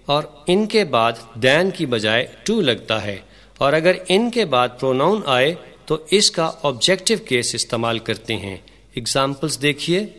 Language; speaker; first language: Urdu; native; Urdu